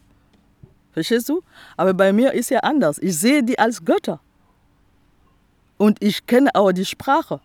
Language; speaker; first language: German; non-native, fluent; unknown